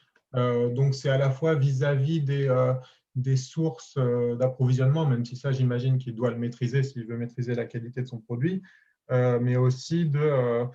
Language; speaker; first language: French; native; French